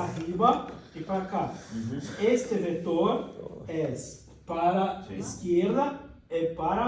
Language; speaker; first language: Spanish; non-native, fluent; Portuguese